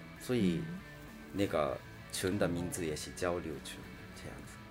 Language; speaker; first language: Chinese; non-native, fluent; Japanese